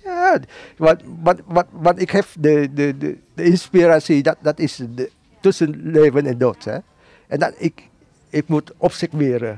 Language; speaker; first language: Dutch; non-native, learner; Vietnamese